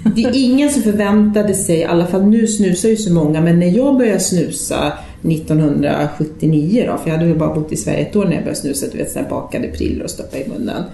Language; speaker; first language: Swedish; early bilingual, heritage; English